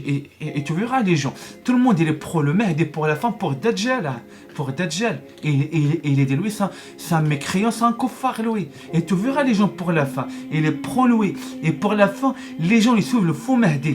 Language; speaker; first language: French; non-native, learner; Arabic